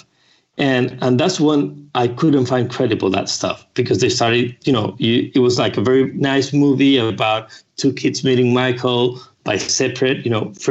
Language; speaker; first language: English; non-native, fluent; Spanish